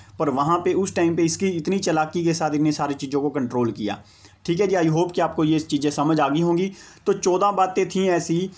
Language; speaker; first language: Hindi; non-native, local second language; Punjabi